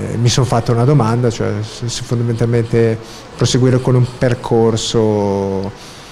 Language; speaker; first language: Italian; native; Italian